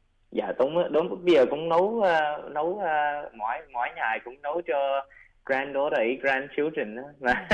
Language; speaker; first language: Vietnamese; early bilingual, heritage; Vietnamese